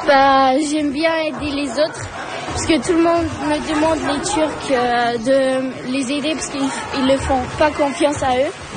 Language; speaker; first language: French; early bilingual, other home language; Turkish